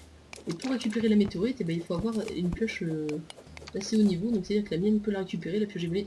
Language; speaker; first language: French; native; French